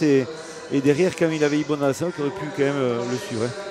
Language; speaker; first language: French; native; French